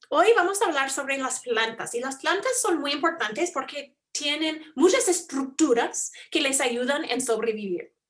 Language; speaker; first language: Spanish; non-native, fluent; English